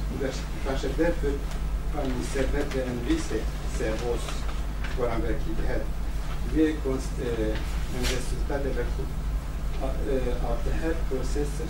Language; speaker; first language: Swedish; non-native, fluent; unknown